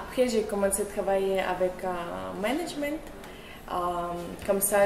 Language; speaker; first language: French; non-native, learner; Russian